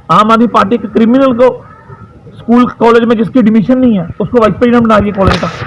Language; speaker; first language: Hindi; non-native, local second language; Punjabi